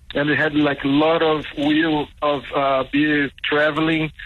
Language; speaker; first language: English; non-native, fluent; Portuguese